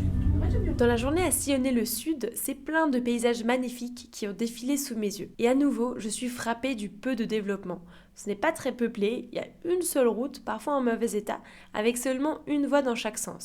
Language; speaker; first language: French; native; French